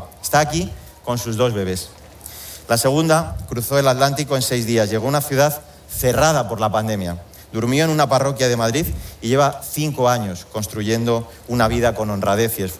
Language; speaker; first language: Spanish; native; Spanish